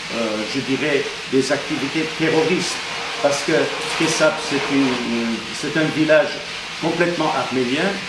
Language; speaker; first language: French; non-native, fluent; Armenian